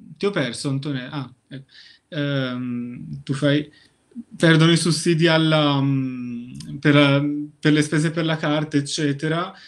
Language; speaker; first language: Italian; native; Italian